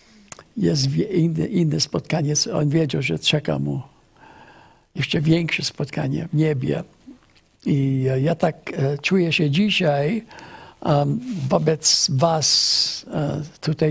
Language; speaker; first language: Polish; early bilingual, heritage; English